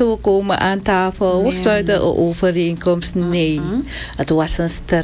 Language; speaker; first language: Dutch; non-native, local second language; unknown